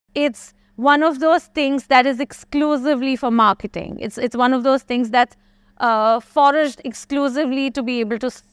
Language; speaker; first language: English; non-native, local second language; Kashmiri